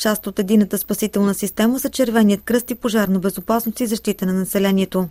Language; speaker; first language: Bulgarian; native; Bulgarian